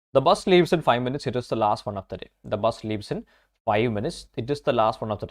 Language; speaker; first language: English; non-native, local second language; Malayalam